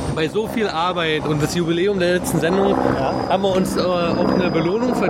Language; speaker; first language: German; native; German